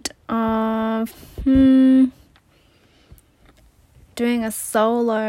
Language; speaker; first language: English; native; English